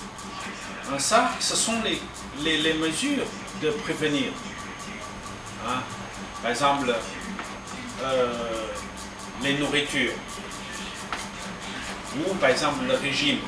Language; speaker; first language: French; non-native, fluent; Chinese